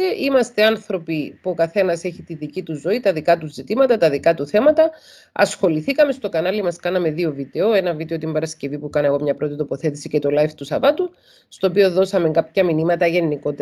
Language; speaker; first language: Greek; native; Greek